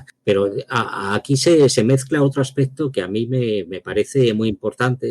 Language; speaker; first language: Spanish; native; Spanish